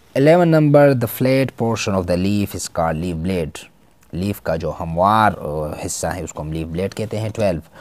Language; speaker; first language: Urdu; non-native, local second language; Pashto